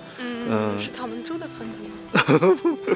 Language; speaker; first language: Chinese; non-native, learner; Ukrainian